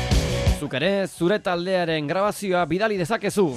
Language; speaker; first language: Basque; native; Basque